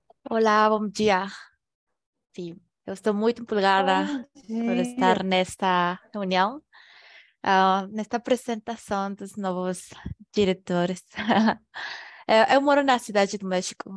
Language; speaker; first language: Portuguese; non-native, fluent; Spanish